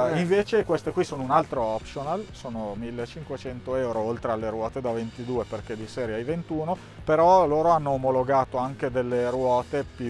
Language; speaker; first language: Italian; native; Italian